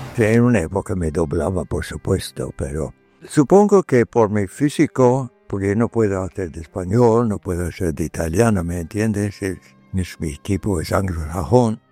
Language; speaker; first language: Spanish; non-native, fluent; English